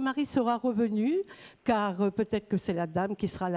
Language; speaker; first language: French; native; French